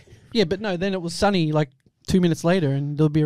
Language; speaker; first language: English; native; English